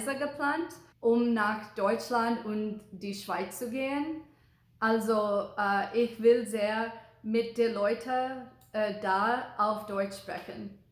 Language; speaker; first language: German; non-native, learner; English